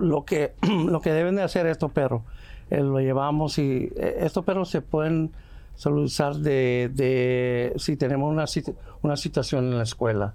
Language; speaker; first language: Spanish; early bilingual, heritage; Spanish